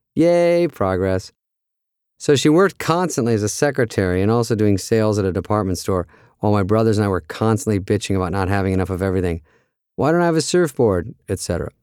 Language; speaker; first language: English; native; English